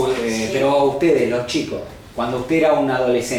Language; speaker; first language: Spanish; native; Spanish